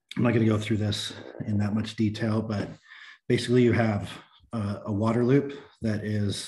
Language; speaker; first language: English; native; English